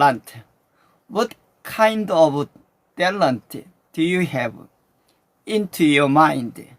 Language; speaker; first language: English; non-native, learner; Korean